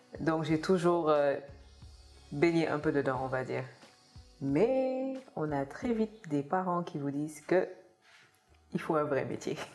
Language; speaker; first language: French; non-native, local second language; Kabuverdianu